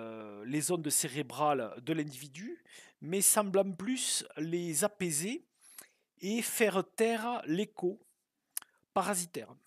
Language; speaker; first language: French; native; French